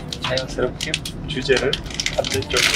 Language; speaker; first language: Korean; non-native, fluent; Polish